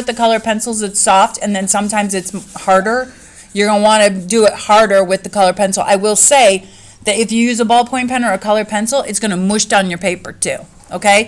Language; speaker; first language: English; native; English